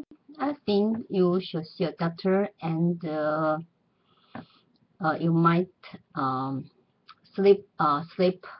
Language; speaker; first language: English; non-native, learner; Chinese